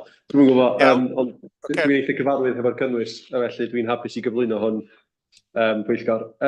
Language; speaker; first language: Welsh; native; Welsh